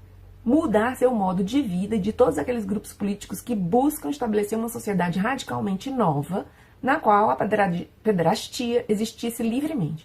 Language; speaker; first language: Portuguese; non-native, fluent; Spanish